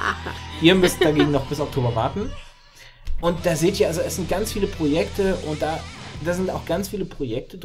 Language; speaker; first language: German; native; German